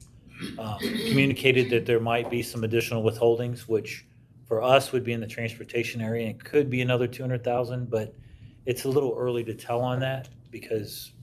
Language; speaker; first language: English; native; English